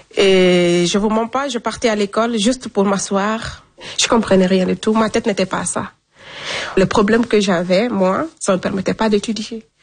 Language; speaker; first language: French; non-native, local second language; Fula